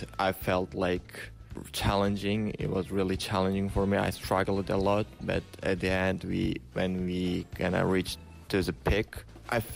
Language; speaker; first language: English; non-native, fluent; Uzbek